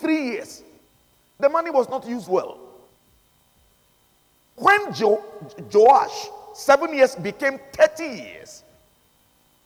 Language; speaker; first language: English; non-native, local second language; Akan